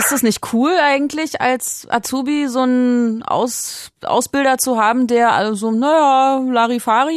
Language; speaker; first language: German; native; German